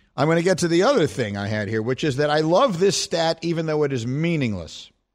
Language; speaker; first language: English; native; English